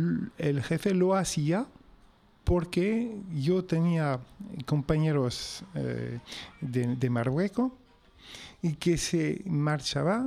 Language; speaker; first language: Spanish; non-native, local second language; French